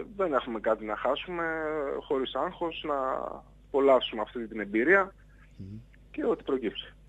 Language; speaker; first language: Greek; native; Greek